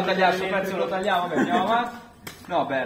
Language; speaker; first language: Italian; native; Italian